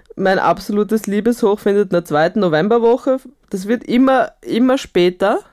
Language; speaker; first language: German; native; German